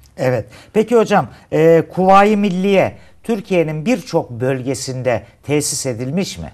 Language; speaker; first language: Turkish; native; Turkish